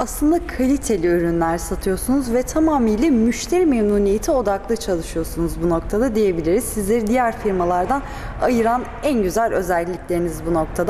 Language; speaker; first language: Turkish; native; Turkish